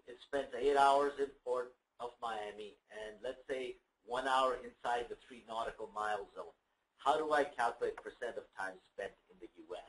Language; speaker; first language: English; native; English